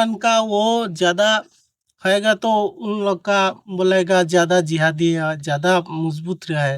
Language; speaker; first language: Hindi; non-native, learner; Bangla